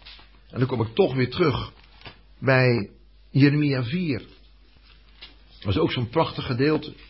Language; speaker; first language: Dutch; native; Dutch